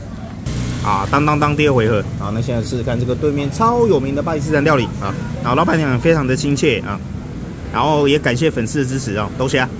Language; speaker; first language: Chinese; native; Chinese